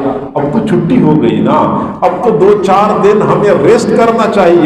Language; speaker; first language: Urdu; native; Urdu